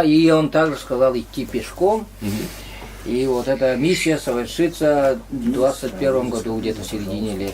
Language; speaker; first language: Russian; native; Russian